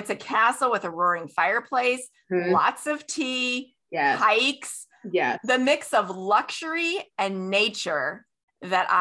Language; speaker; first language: English; native; English